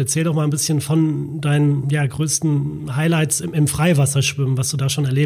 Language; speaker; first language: German; native; German